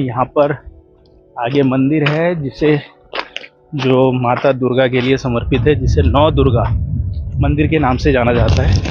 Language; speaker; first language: Hindi; native; Hindi